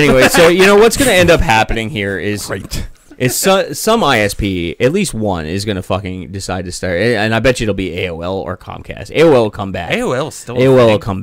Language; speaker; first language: English; native; English